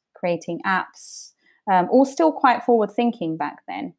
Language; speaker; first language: English; early bilingual, other home language; Bosnian